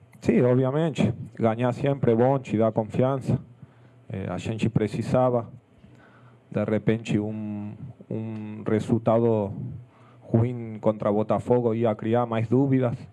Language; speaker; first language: Portuguese; non-native, fluent; Spanish